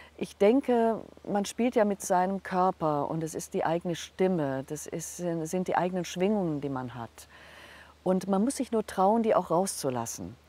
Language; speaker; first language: German; non-native, local second language; Hungarian